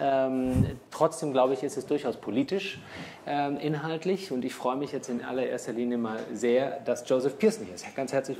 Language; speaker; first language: German; native; German